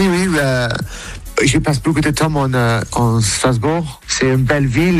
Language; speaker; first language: French; non-native, learner; English